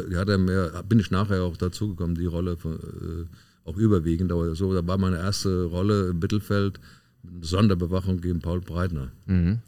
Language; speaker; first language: German; native; German